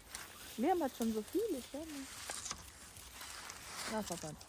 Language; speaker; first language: German; non-native, fluent; Filipino